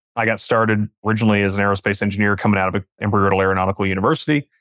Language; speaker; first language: English; native; English